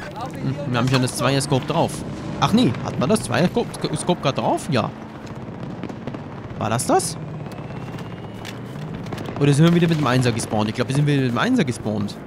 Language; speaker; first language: German; native; German